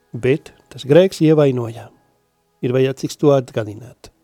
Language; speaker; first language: Latvian; non-native, learner; Spanish